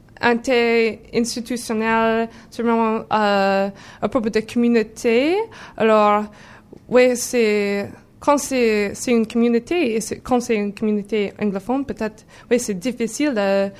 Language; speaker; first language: French; non-native, learner; English